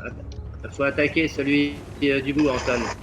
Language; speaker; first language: French; native; French